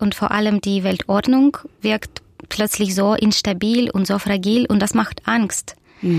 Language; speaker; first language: German; non-native, fluent; Russian